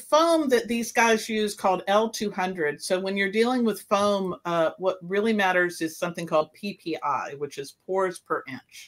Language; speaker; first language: English; native; English